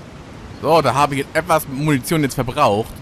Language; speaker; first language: German; native; German